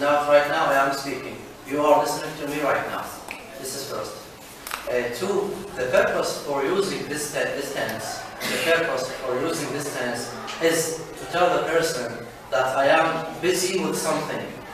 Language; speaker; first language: English; non-native, fluent; Arabic